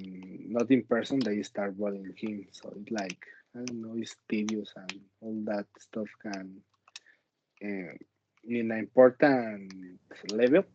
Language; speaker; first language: English; non-native, learner; Spanish